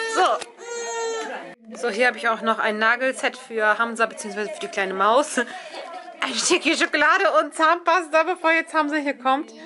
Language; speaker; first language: German; early bilingual, other home language; Turkish